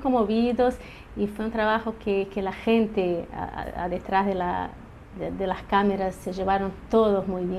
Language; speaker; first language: Spanish; early bilingual, heritage; Portuguese